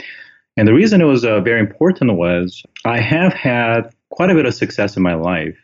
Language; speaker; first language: English; early bilingual, other home language; Korean